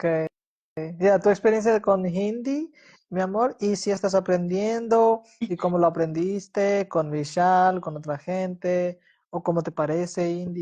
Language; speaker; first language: Spanish; non-native, fluent; Hindi